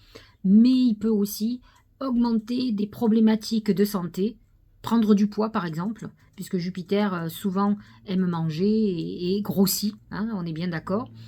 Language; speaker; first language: French; native; French